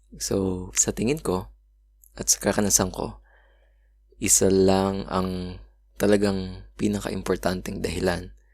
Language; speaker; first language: Filipino; native; Filipino